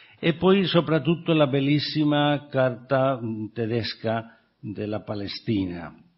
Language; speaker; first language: Italian; non-native, fluent; Spanish